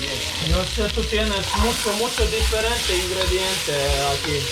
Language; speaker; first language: Spanish; non-native, learner; Croatian